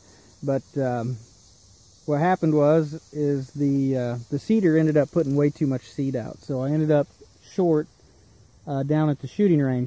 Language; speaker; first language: English; native; English